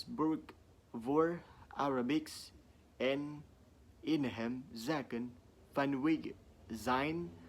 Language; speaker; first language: Dutch; non-native, learner; Indonesian